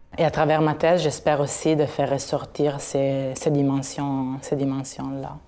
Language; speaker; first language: French; non-native, fluent; Italian